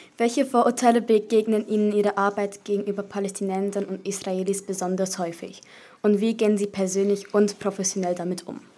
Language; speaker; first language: German; native; German